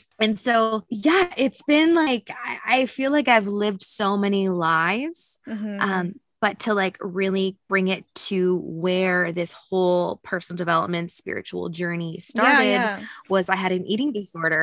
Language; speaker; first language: English; native; English